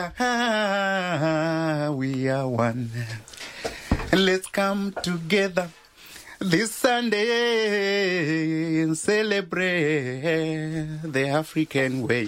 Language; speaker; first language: English; non-native, local second language; Shona